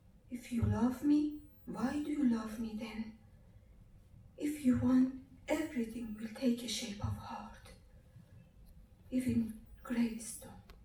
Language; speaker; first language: English; non-native, learner; Azerbaijani